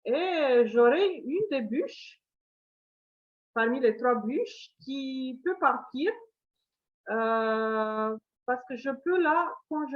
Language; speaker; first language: French; non-native, fluent; Romanian